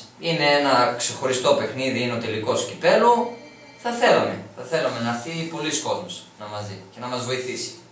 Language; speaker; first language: Greek; early bilingual, other home language; Albanian